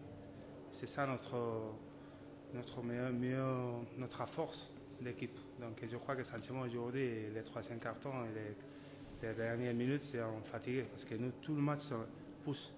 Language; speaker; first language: French; non-native, learner; Spanish